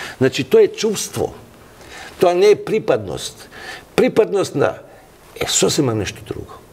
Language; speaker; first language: Macedonian; non-native, local second language; Albanian